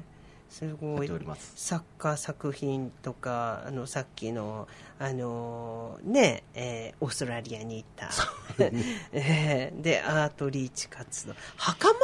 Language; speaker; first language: Japanese; native; Japanese